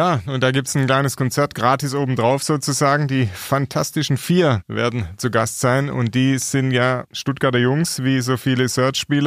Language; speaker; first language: German; native; German